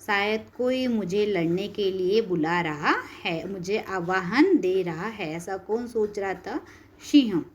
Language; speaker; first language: Hindi; non-native, local second language; Marathi